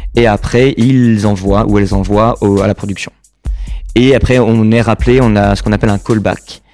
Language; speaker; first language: French; native; French